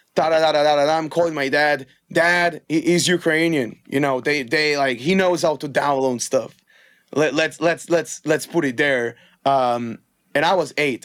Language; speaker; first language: English; non-native, fluent; Hebrew